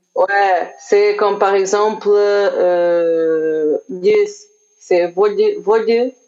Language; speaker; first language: French; non-native, learner; Portuguese